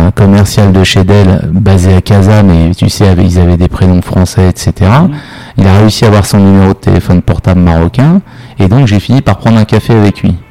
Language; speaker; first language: French; native; French